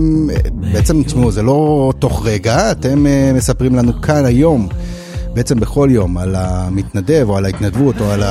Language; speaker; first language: Hebrew; native; Hebrew